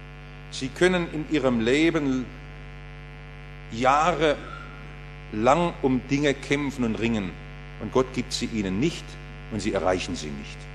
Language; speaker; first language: German; native; German